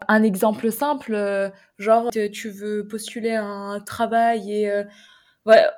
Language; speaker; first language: French; non-native, fluent; Arabic